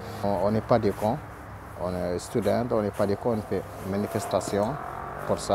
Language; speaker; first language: French; non-native, learner; Oromo